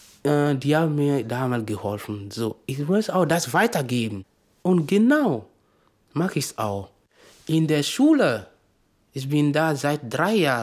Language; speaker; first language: German; non-native, fluent; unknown